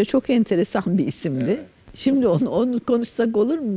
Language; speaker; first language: Turkish; native; Turkish